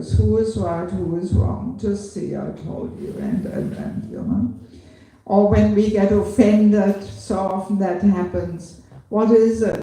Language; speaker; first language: English; non-native, fluent; German